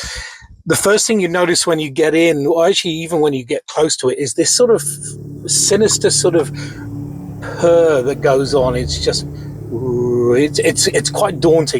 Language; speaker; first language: English; native; English